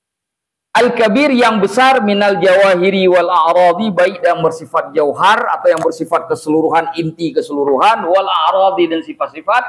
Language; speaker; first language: Indonesian; native; Indonesian